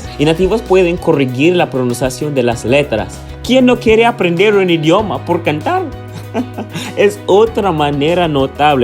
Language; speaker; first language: Spanish; non-native, learner; English